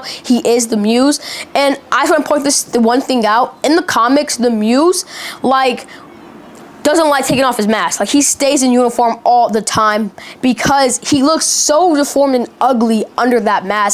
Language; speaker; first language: English; native; English